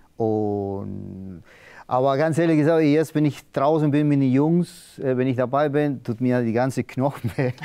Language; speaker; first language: German; non-native, learner; Spanish